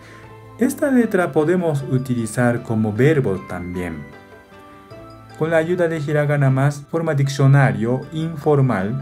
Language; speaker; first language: Spanish; non-native, fluent; Japanese